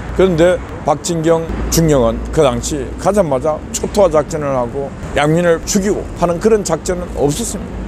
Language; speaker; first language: Korean; native; Korean